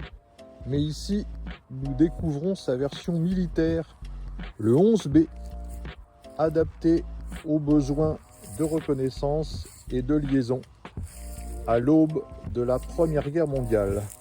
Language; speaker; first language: French; native; French